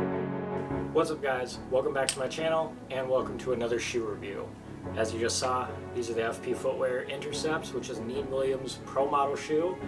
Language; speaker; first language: English; native; English